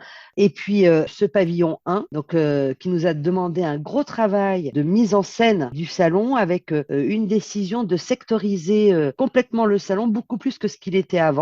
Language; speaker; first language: French; native; French